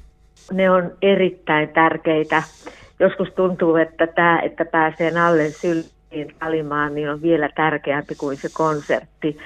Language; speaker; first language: Finnish; native; Finnish